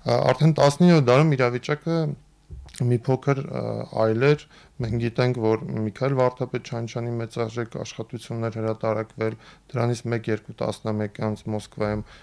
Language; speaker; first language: Armenian; native; Armenian